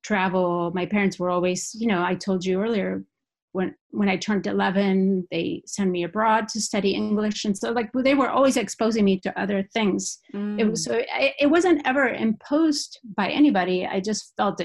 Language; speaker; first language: English; non-native, fluent; Spanish